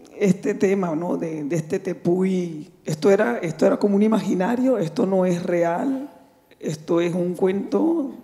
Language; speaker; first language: Spanish; native; Spanish